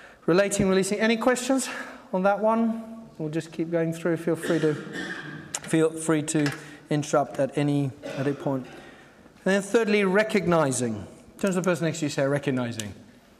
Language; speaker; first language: English; native; English